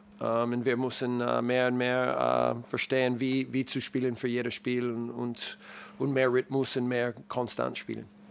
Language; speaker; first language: German; non-native, learner; English